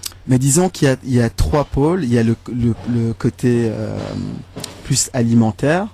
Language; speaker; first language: French; native; French